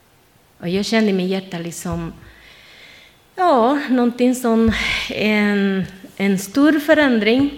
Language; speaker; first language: Swedish; non-native, learner; Spanish